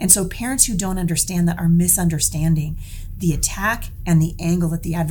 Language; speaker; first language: English; native; English